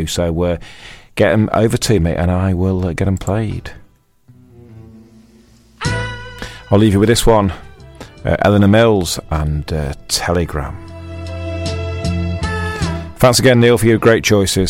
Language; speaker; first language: English; native; English